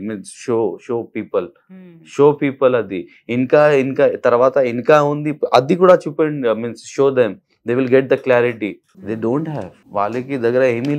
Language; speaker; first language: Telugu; non-native, local second language; Hindi